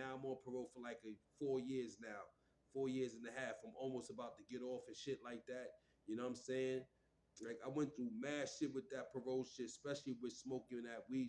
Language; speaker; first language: English; native; English